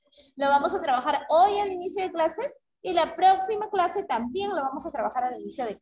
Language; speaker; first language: Spanish; native; Spanish